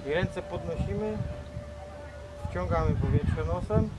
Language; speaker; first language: Polish; non-native, fluent; Vietnamese